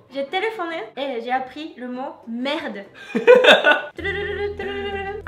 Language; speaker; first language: French; non-native, learner; Japanese